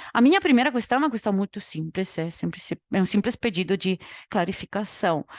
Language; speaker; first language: Portuguese; non-native, fluent; Italian